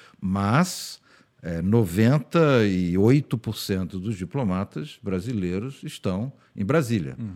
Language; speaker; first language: Portuguese; early bilingual, heritage; Portuguese